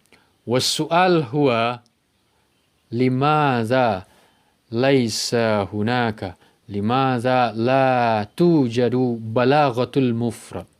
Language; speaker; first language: Arabic; non-native, fluent; Indonesian